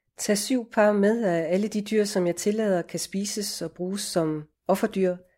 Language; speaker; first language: Danish; native; Danish